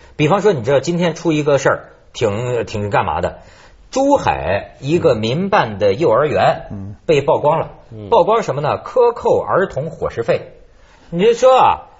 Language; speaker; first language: Chinese; native; Chinese